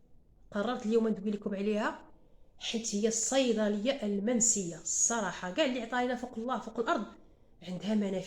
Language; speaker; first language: Arabic; native; Arabic